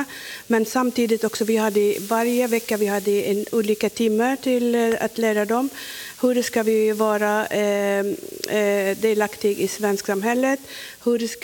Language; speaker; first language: Swedish; non-native, fluent; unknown